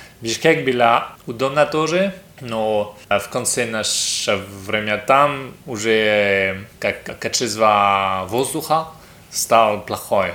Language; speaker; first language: Russian; non-native, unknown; French